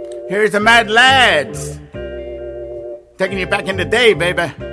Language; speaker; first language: English; early bilingual, other home language; Spanish